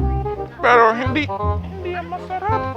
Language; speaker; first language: Filipino; non-native, learner; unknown